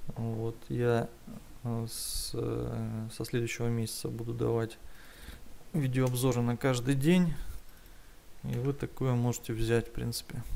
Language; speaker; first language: Russian; native; Russian